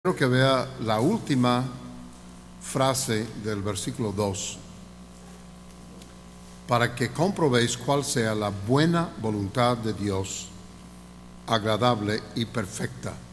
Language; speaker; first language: Spanish; non-native, fluent; English